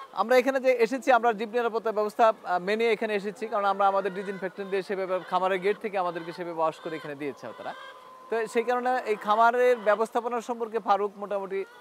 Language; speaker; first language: Bangla; native; Bangla